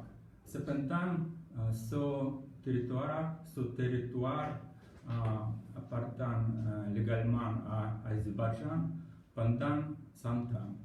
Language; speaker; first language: French; non-native, learner; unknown